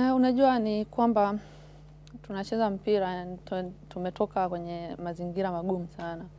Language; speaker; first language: Swahili; native; Swahili